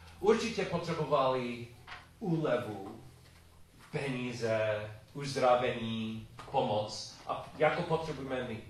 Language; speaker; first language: Czech; non-native, learner; English